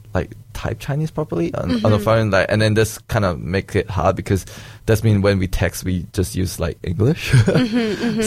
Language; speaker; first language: English; early bilingual, other home language; Chinese